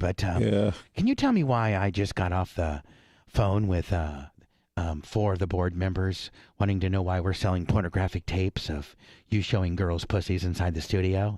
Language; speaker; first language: English; native; English